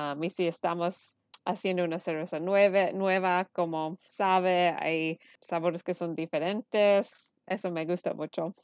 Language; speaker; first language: Spanish; early bilingual, heritage; Spanish